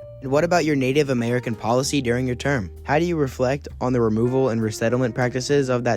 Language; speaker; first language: English; native; English